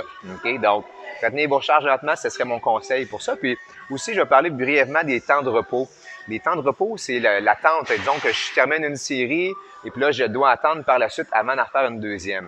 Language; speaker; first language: French; native; French